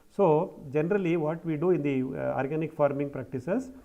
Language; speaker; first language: English; non-native, local second language; Kannada